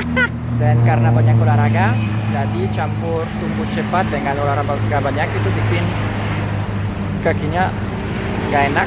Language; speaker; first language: Indonesian; non-native, fluent; French